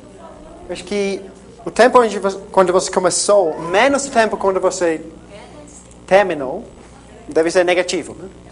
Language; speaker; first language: Portuguese; non-native, fluent; English